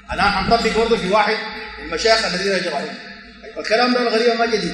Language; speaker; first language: Arabic; native; Arabic